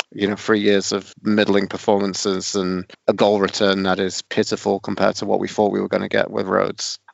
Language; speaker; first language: English; native; English